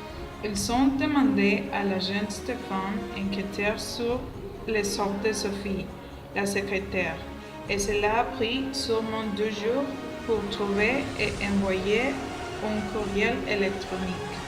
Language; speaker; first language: French; non-native, learner; Spanish